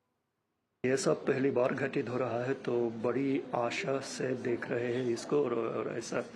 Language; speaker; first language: Hindi; non-native, fluent; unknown